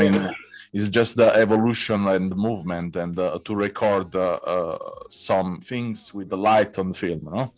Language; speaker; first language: English; non-native, learner; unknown